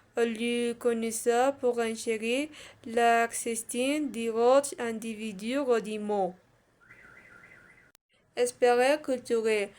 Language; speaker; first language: French; non-native, learner; Spanish